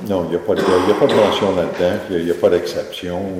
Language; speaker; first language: French; native; French